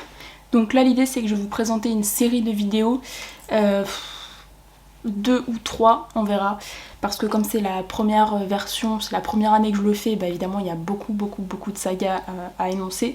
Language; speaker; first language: French; native; French